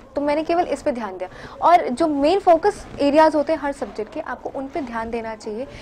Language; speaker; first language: Hindi; native; Hindi